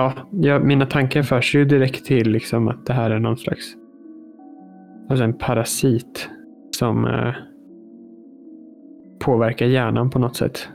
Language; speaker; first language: Swedish; native; Swedish